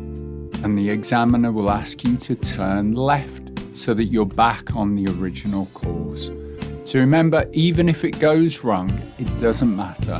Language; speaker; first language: English; native; English